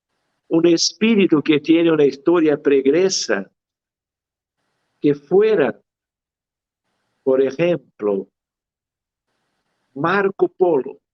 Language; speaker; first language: Spanish; non-native, fluent; Portuguese